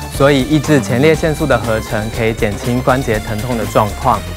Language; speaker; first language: Chinese; native; Chinese